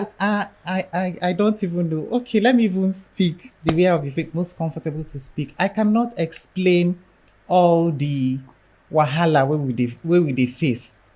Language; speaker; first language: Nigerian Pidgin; non-native, local second language; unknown